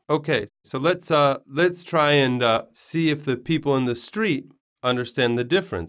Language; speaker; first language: English; native; English